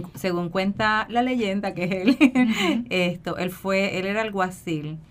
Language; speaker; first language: Spanish; native; Spanish